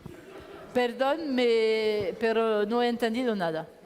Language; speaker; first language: Spanish; non-native, learner; French